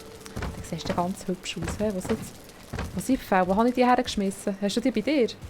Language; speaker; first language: German; native; German